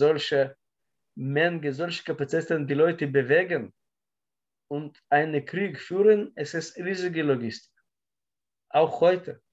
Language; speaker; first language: German; non-native, learner; Russian